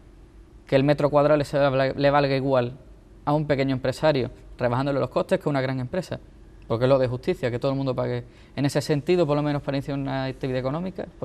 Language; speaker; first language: Spanish; native; Spanish